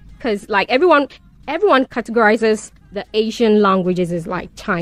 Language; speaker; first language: English; non-native, local second language; Akan